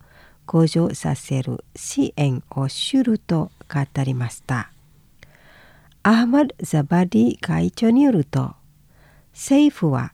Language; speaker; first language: Japanese; non-native, fluent; Indonesian